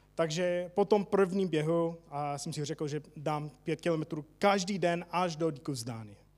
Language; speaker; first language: Czech; non-native, fluent; English